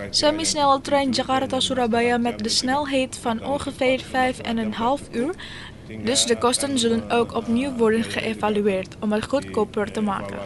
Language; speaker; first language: Dutch; non-native, fluent; Indonesian